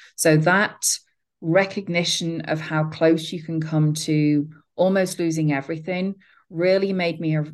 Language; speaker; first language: English; native; English